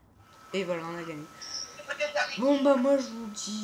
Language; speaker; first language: French; native; French